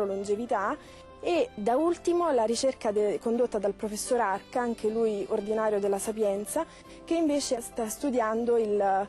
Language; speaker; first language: Italian; native; Italian